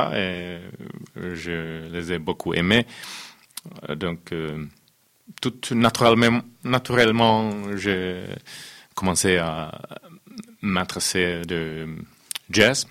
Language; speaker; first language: French; non-native, fluent; Finnish